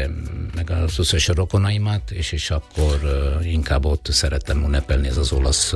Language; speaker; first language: Hungarian; non-native, fluent; Italian